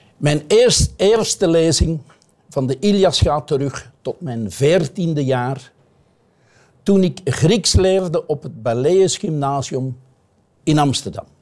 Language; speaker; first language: Dutch; native; Dutch